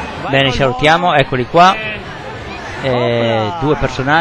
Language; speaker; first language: Italian; native; Italian